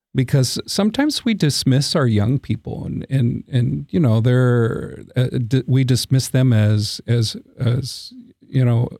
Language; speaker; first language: English; native; English